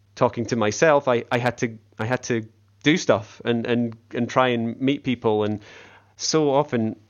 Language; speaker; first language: English; native; English